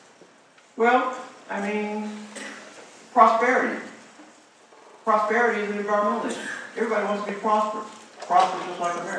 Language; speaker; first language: English; native; English